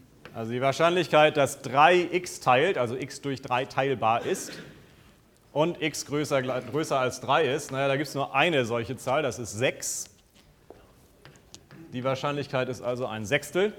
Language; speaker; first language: German; native; German